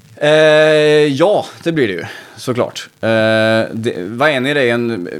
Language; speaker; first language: Swedish; native; Swedish